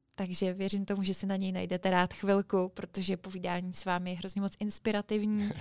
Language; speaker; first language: Czech; native; Czech